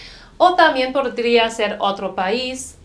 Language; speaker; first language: Spanish; non-native, fluent; German